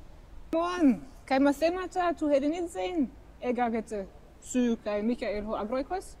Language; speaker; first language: Greek; non-native, fluent; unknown